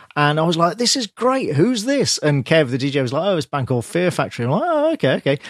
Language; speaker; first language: English; native; English